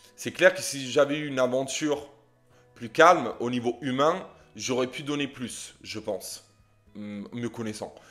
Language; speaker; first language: French; non-native, fluent; Italian